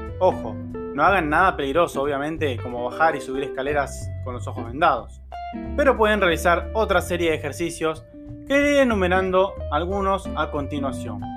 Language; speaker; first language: Spanish; native; Spanish